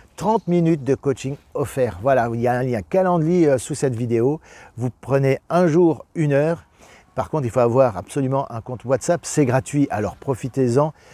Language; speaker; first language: French; native; French